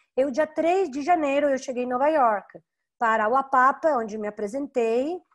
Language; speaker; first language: Portuguese; non-native, fluent; Italian